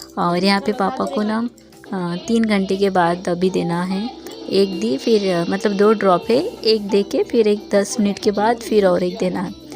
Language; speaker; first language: Hindi; non-native, local second language; Bangla